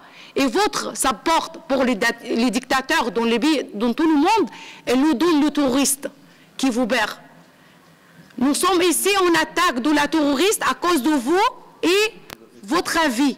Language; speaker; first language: French; non-native, learner; Arabic